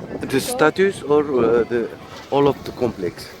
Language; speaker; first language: English; non-native, learner; Turkish